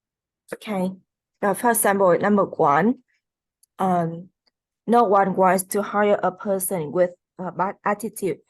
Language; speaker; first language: English; non-native, fluent; Vietnamese